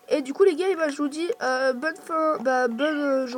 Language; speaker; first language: French; native; French